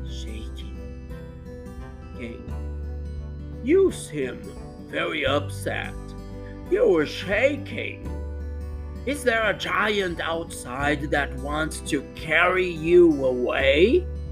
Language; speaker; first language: English; non-native, fluent; Portuguese